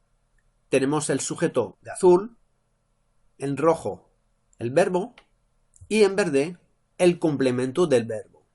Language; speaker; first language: Spanish; non-native, fluent; French